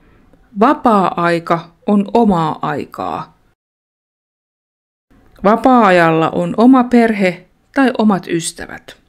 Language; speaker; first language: Finnish; non-native, fluent; Russian